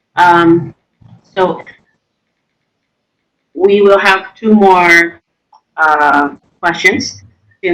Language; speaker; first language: English; non-native, fluent; Indonesian